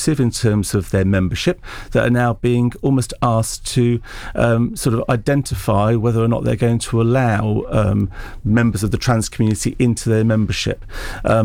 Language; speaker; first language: English; native; English